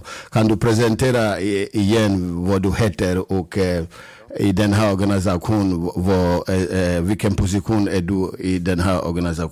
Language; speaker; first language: Swedish; non-native, fluent; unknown